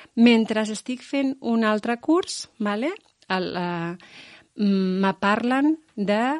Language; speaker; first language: Catalan; non-native, local second language; Spanish